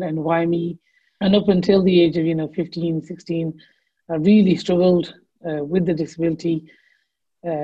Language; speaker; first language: English; native; English